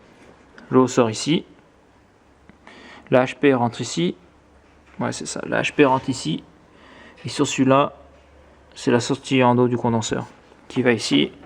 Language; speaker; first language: French; native; French